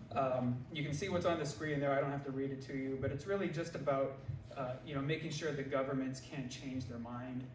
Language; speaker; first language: English; native; English